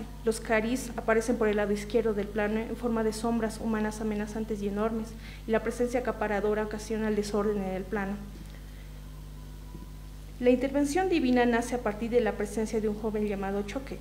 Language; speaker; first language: Spanish; native; Spanish